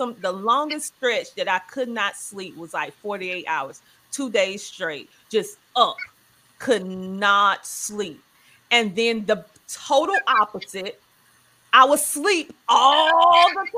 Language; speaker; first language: English; native; English